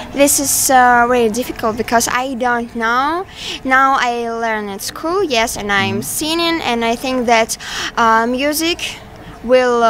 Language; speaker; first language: English; non-native, learner; Russian